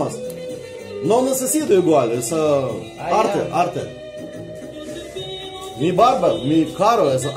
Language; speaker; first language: Spanish; non-native, learner; Russian